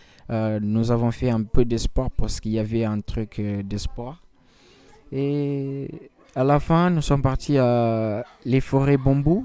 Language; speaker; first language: French; non-native, learner; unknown